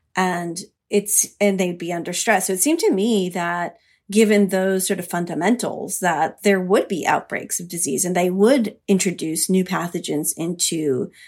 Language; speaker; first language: English; early bilingual, other home language; Hindi